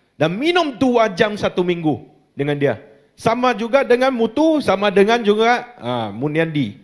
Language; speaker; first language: Malay; non-native, local second language; Chinese